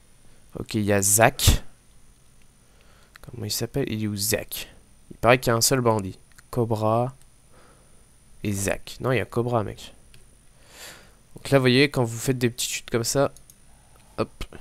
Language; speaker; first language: French; native; French